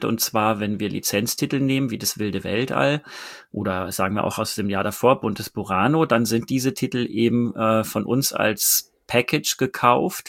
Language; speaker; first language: German; native; German